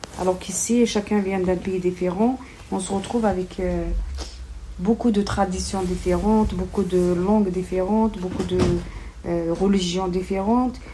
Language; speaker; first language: French; non-native, local second language; Kabyle